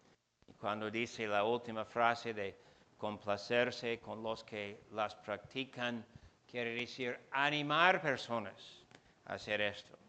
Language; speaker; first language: Spanish; non-native, fluent; English